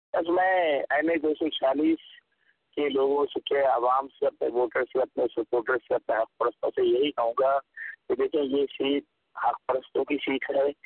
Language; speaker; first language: Urdu; non-native, local second language; Punjabi